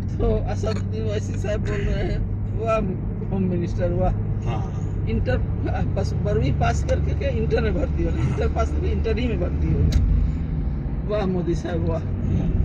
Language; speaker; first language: Hindi; native; Hindi